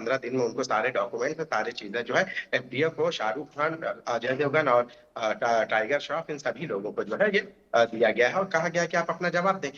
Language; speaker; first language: Hindi; native; Hindi